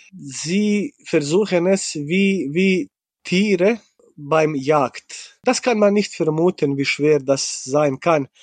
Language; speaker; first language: German; non-native, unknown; Bosnian